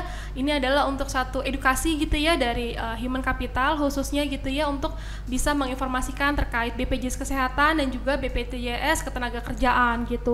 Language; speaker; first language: Indonesian; native; Indonesian